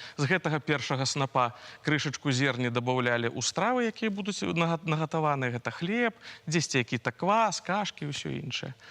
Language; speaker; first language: Belarusian; native; Belarusian